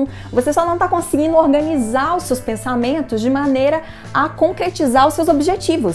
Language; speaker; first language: Portuguese; native; Portuguese